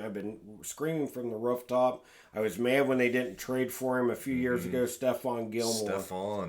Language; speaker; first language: English; native; English